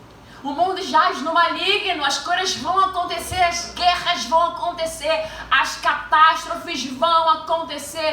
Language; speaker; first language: Portuguese; native; Portuguese